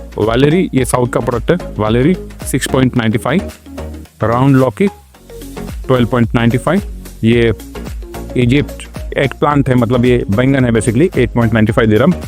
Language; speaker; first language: Hindi; non-native, local second language; Marathi